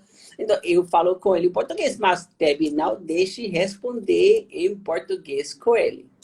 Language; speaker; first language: Portuguese; non-native, fluent; German